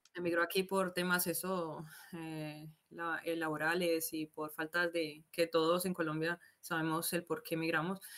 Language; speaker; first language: Spanish; native; Spanish